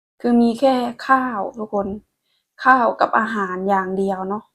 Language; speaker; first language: Thai; non-native, local second language; Lao